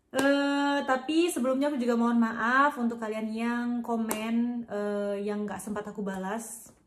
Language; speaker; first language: Indonesian; native; Indonesian